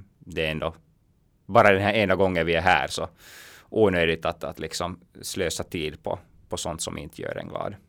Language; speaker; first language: Swedish; native; Swedish